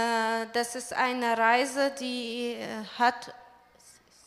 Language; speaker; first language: German; non-native, fluent; Russian